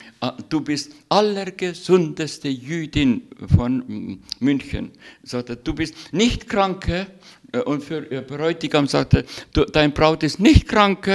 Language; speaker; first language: German; non-native, learner; Russian